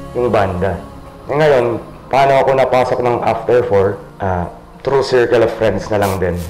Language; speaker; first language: Filipino; non-native, local second language; Tausug